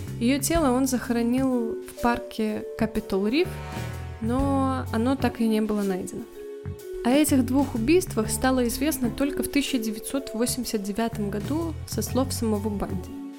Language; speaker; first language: Russian; native; Russian